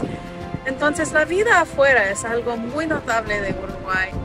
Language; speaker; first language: Spanish; non-native, fluent; English